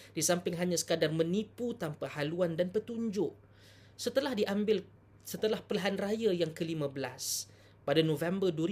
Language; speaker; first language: Malay; native; Malay